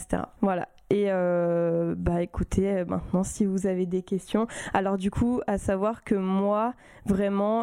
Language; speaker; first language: French; native; French